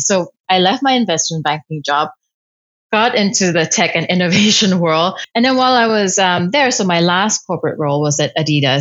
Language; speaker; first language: English; non-native, local second language; Cantonese